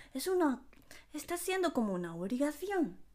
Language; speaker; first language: Spanish; non-native, fluent; Japanese